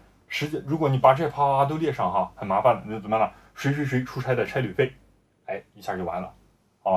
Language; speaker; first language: Chinese; native; Chinese